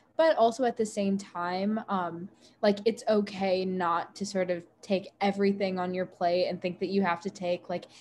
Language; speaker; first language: English; native; English